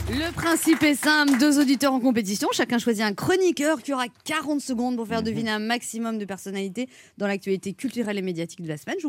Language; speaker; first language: French; native; French